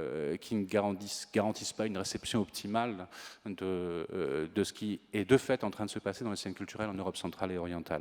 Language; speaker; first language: French; native; French